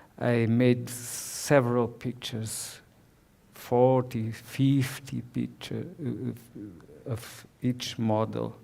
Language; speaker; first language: English; non-native, learner; Portuguese